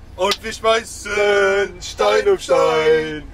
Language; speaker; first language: English; non-native, fluent; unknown